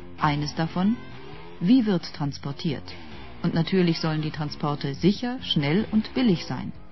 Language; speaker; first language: German; native; German